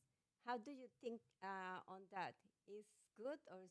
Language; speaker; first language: English; non-native, learner; Spanish